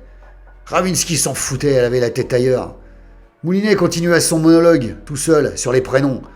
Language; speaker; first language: French; native; French